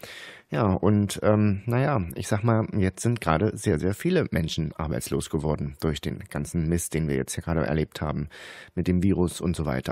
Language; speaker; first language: German; native; German